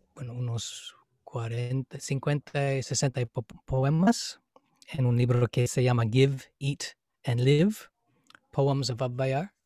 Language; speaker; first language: Spanish; non-native, fluent; English